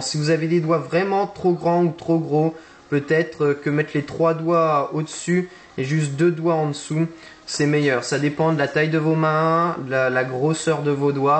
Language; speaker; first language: French; native; French